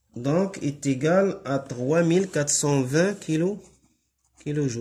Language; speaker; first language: French; non-native, local second language; Arabic